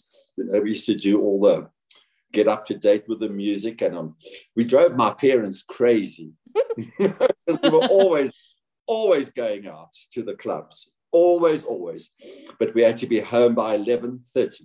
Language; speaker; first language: English; native; English